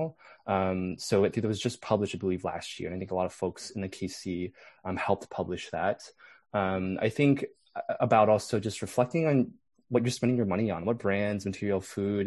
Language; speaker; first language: English; native; English